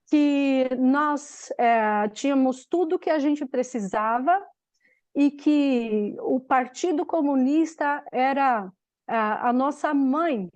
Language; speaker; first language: Portuguese; non-native, fluent; Albanian